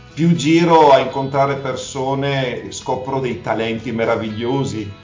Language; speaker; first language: Italian; native; Italian